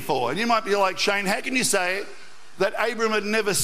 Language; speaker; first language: English; native; English